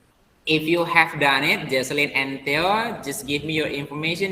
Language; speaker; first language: English; non-native, learner; Indonesian